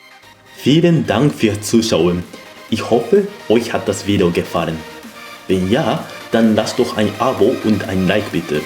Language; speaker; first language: German; non-native, fluent; Japanese